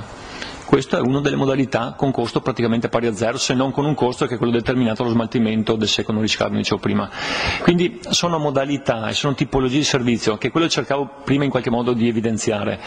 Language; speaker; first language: Italian; native; Italian